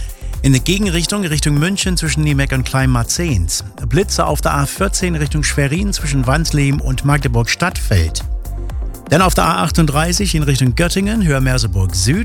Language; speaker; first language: German; native; German